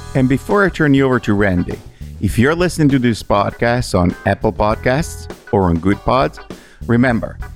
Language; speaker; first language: English; non-native, fluent; Italian